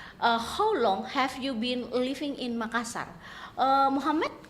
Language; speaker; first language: English; non-native, learner; Indonesian